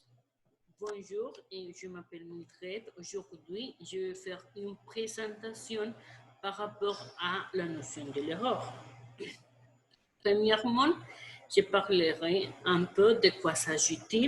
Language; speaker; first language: French; non-native, fluent; Spanish